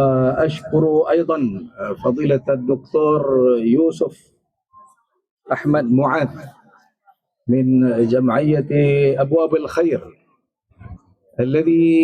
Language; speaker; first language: Arabic; non-native, fluent; Malay